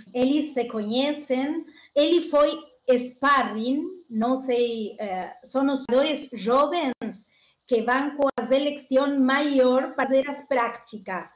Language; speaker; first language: Portuguese; non-native, learner; Spanish